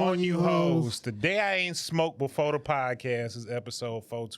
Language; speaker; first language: English; native; English